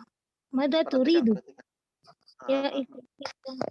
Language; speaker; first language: Arabic; non-native, learner; Indonesian